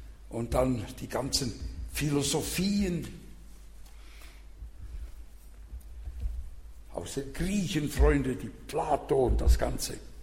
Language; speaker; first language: German; non-native, fluent; French